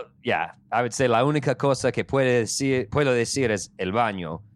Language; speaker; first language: Spanish; non-native, fluent; English